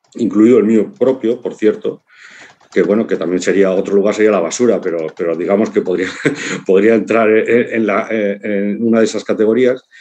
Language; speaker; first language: Spanish; native; Spanish